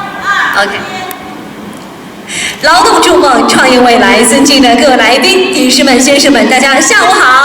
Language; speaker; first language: Chinese; native; Chinese